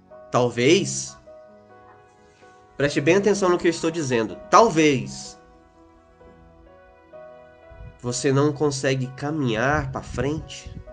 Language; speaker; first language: Portuguese; native; Portuguese